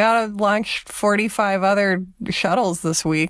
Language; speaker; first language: English; native; English